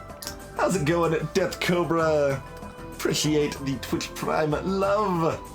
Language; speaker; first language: English; native; English